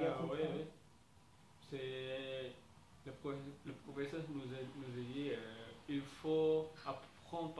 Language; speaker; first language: French; non-native, learner; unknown